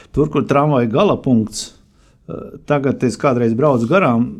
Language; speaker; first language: Latvian; native; Latvian